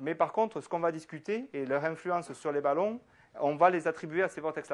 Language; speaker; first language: French; native; French